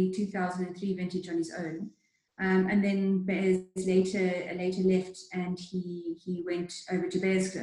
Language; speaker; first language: English; native; English